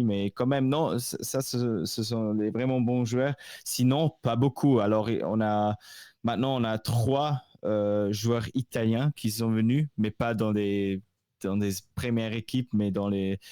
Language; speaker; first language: French; non-native, local second language; Swiss German